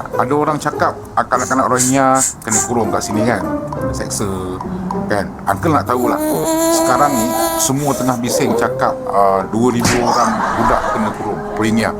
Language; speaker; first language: Malay; native; Malay